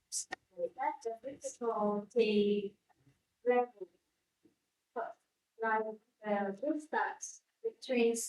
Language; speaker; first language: English; non-native, learner; Vietnamese